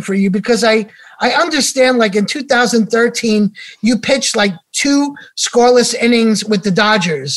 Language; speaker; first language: English; native; English